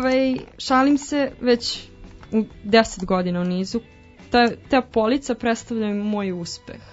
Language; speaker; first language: Serbian; native; Serbian